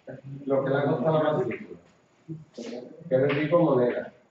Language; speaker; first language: Spanish; native; Spanish